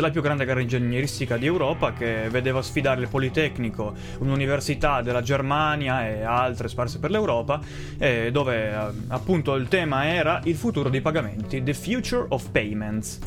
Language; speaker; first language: Italian; native; Italian